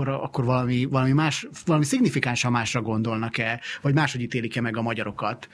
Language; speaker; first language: Hungarian; native; Hungarian